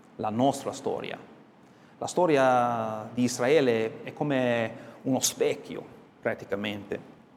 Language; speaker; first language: Italian; non-native, fluent; English